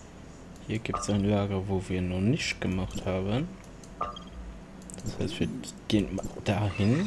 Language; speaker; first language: German; non-native, local second language; Luxembourgish